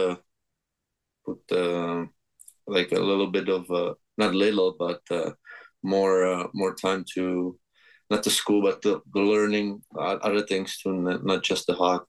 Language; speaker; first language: English; non-native, fluent; Czech